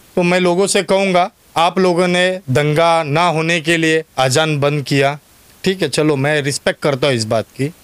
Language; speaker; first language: Hindi; non-native, local second language; Urdu